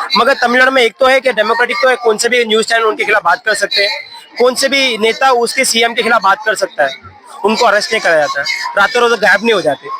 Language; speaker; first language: Hindi; non-native, local second language; Tamil